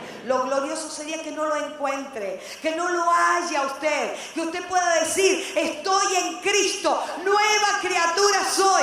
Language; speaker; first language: Spanish; native; Spanish